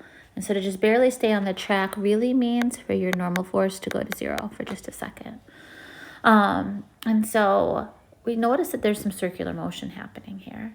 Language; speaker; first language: English; native; English